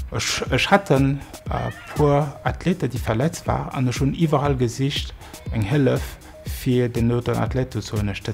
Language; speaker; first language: German; non-native, local second language; Luxembourgish